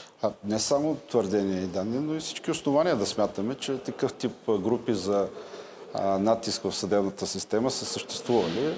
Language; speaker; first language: Bulgarian; native; Bulgarian